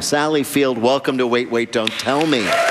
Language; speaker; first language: English; native; English